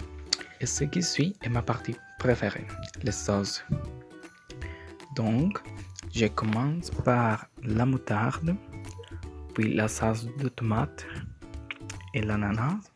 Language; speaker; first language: French; non-native, learner; Spanish